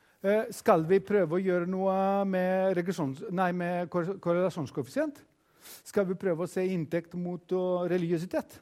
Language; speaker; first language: Norwegian; non-native, fluent; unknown